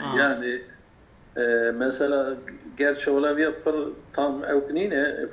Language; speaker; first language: Turkish; non-native, local second language; Kurdish